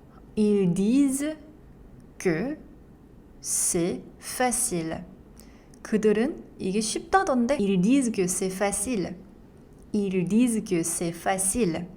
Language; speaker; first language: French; non-native, fluent; Korean